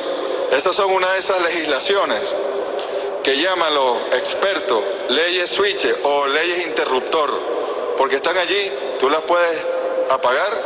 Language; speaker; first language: Spanish; native; Spanish